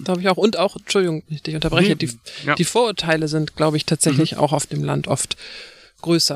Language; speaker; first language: German; native; German